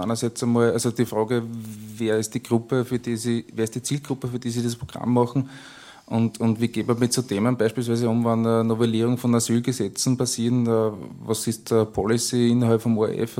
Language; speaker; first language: German; native; German